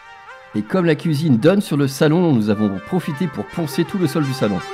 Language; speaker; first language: French; native; French